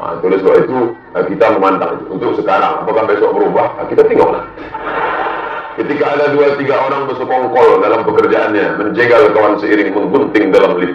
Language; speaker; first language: Indonesian; non-native, local second language; Malay